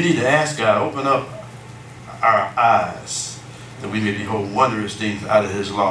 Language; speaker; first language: English; native; English